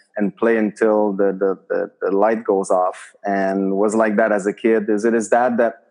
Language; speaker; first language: English; native; English